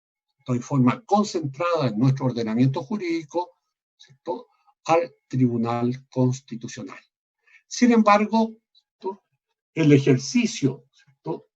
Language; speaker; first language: Spanish; native; Spanish